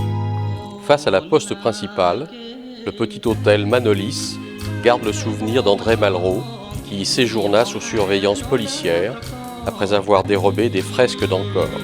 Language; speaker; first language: French; native; French